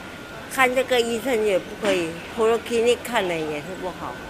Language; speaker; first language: Chinese; non-native, local second language; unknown